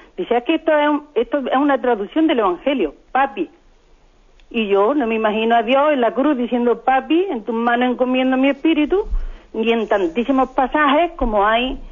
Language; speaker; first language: Spanish; native; Spanish